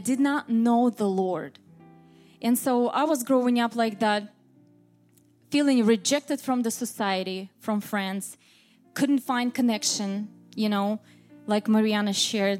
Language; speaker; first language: English; non-native, fluent; Russian